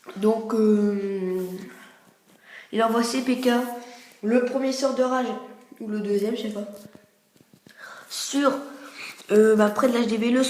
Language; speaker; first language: French; native; French